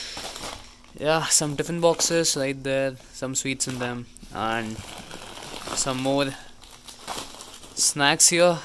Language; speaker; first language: English; non-native, local second language; Hindi